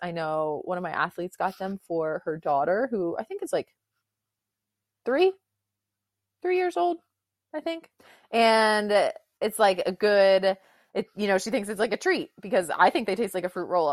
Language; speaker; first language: English; native; English